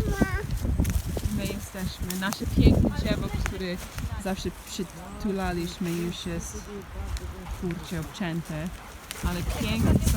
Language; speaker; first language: Polish; non-native, learner; English